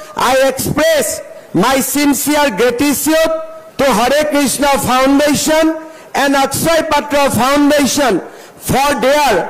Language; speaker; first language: English; non-native, local second language; Assamese